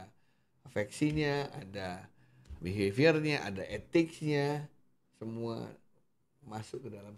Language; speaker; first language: Indonesian; non-native, local second language; Javanese